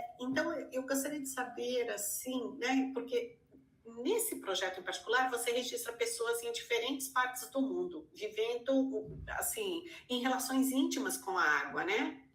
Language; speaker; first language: Portuguese; native; Portuguese